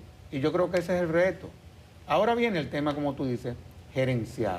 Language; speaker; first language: Spanish; native; Spanish